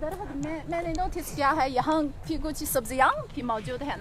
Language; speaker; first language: Urdu; non-native, fluent; Chinese